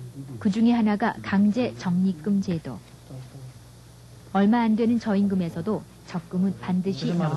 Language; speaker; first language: Korean; native; Korean